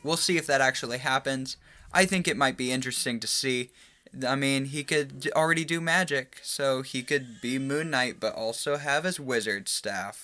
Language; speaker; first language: English; native; English